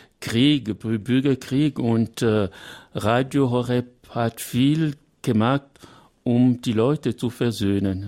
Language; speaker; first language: German; non-native, learner; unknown